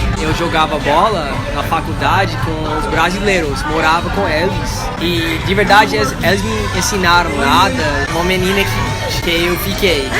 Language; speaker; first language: Portuguese; non-native, learner; English